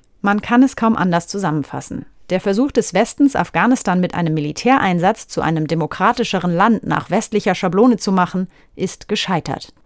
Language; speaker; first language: German; native; German